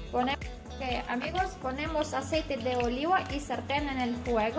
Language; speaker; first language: Spanish; non-native, learner; Polish